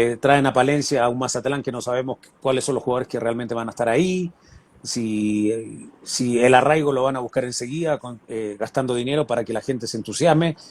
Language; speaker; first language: Spanish; native; Spanish